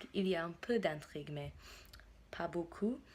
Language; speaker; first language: French; non-native, fluent; English